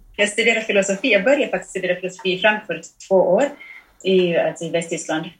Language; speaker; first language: Swedish; early bilingual, heritage; German